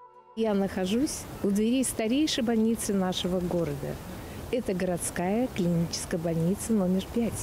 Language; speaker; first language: Russian; native; Russian